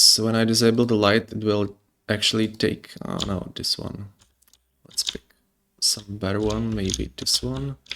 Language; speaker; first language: English; non-native, fluent; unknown